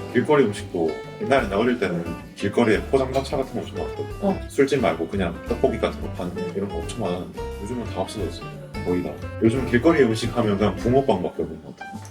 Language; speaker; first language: Korean; native; Korean